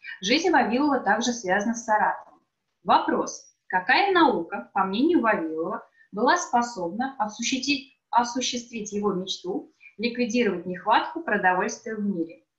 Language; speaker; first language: Russian; native; Russian